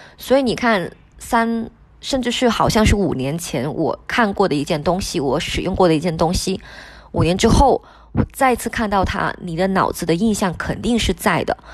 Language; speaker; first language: Chinese; non-native, local second language; Min Nan Chinese